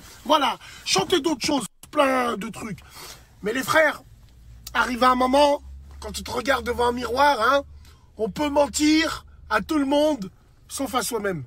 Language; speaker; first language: French; native; French